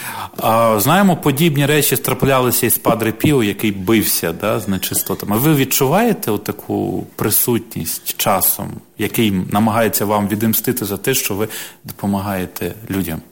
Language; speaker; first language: Ukrainian; native; Ukrainian